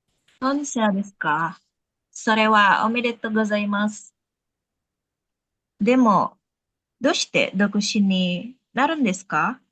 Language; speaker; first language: Japanese; non-native, learner; Indonesian